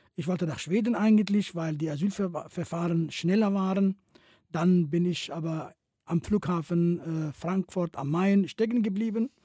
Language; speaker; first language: German; non-native, fluent; Kurdish